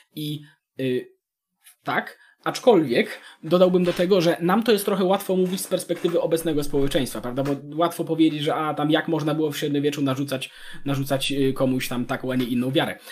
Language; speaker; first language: Polish; native; Polish